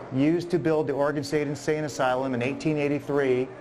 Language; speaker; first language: English; native; English